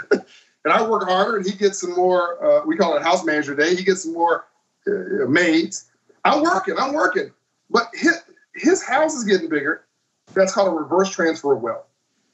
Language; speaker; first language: English; native; English